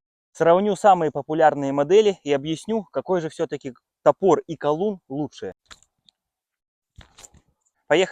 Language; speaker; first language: Russian; native; Russian